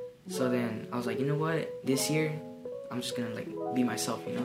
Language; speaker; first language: English; native; English